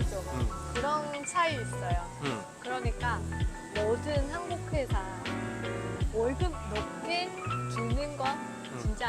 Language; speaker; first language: Korean; non-native, fluent; Vietnamese